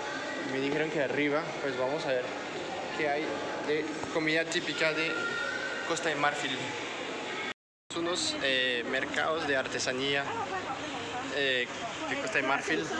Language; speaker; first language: Spanish; non-native, fluent; French